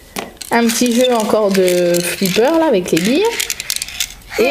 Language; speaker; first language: French; native; French